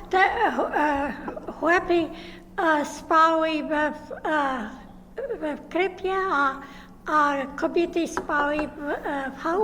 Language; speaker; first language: Polish; early bilingual, heritage; Polish